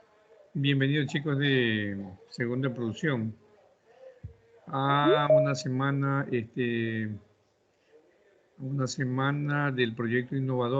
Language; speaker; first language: Spanish; native; Spanish